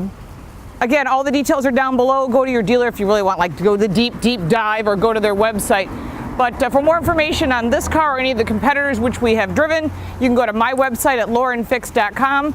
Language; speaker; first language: English; native; English